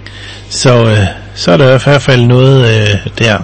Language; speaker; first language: Danish; native; Danish